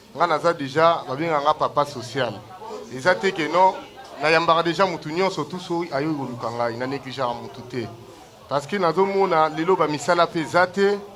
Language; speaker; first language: Lingala; native; Lingala